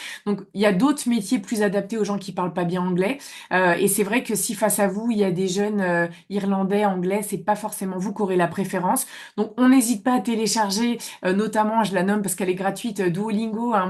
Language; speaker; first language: French; native; French